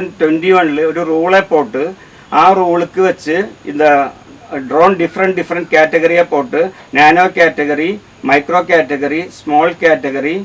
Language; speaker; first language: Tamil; non-native, learner; Malayalam